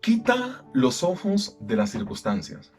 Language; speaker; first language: Spanish; native; Spanish